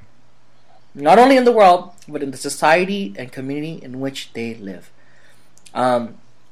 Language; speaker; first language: English; native; English